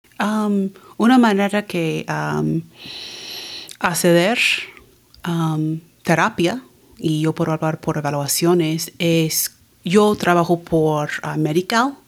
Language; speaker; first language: Spanish; early bilingual, heritage; Spanish